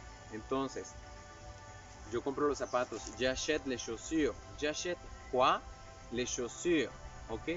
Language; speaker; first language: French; non-native, fluent; Spanish